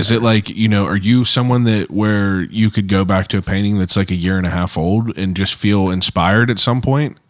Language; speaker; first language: English; native; English